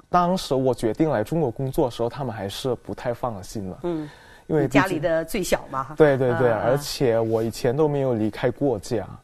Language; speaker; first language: Chinese; non-native, fluent; Indonesian